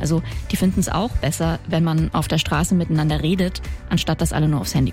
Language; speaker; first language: German; native; German